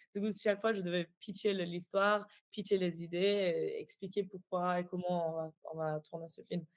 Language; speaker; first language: French; non-native, fluent; Persian